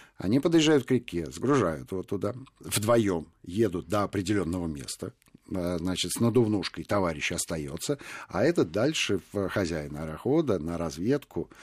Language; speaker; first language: Russian; native; Russian